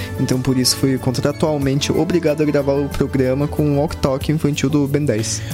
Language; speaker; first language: Portuguese; native; Portuguese